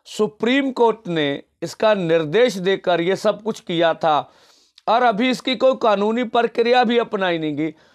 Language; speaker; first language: Hindi; non-native, local second language; Punjabi